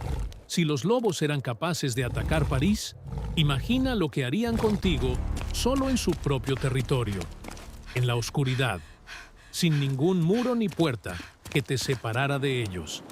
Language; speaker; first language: Spanish; native; Spanish